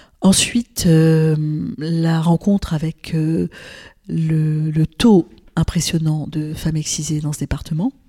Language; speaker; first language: French; non-native, local second language; Arabic